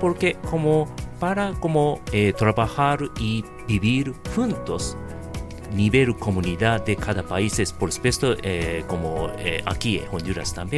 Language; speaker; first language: Spanish; non-native, learner; Japanese